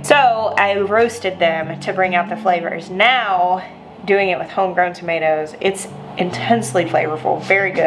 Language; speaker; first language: English; native; English